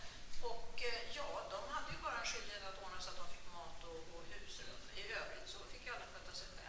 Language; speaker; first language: Swedish; native; Swedish